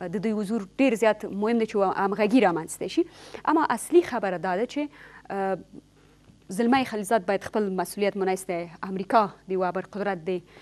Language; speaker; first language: Pashto; non-native, local second language; Persian